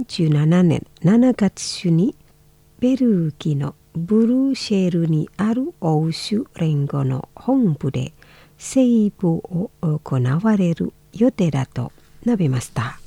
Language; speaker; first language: Japanese; non-native, fluent; Indonesian